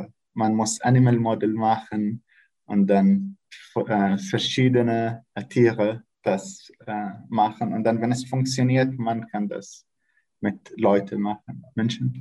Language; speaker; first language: German; non-native, learner; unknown